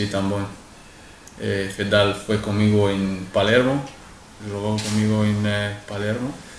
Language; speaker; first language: Spanish; non-native, fluent; Arabic